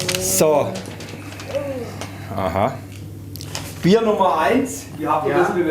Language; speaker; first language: German; native; German